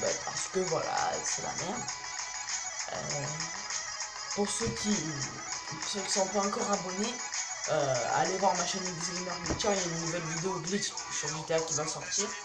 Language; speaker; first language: French; native; French